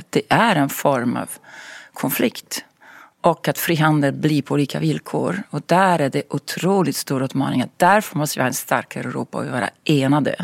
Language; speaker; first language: Swedish; non-native, fluent; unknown